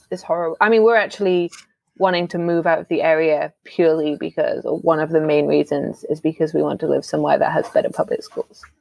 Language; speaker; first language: English; native; English